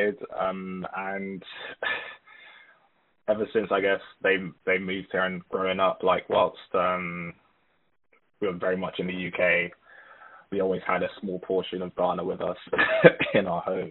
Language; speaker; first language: English; native; English